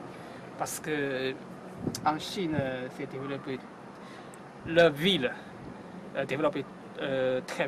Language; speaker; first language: French; non-native, learner; Chinese